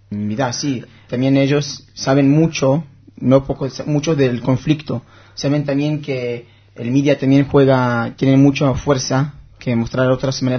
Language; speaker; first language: Spanish; non-native, learner; Hebrew